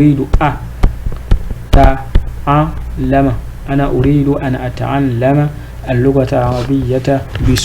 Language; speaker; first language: Arabic; non-native, fluent; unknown